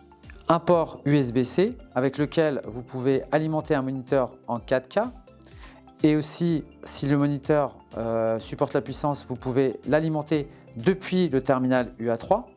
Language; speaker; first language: French; native; French